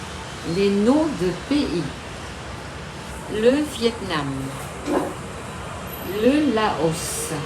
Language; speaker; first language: French; non-native, fluent; Vietnamese